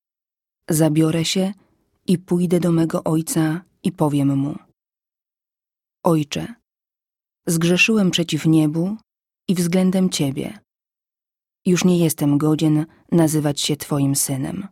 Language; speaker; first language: Polish; native; Polish